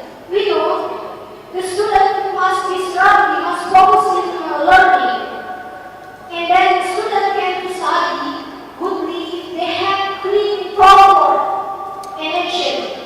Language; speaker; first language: English; non-native, learner; Indonesian